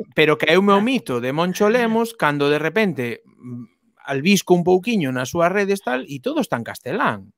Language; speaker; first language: Galician; native; Galician